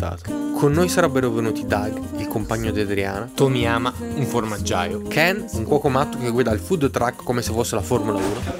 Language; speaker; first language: Italian; native; Italian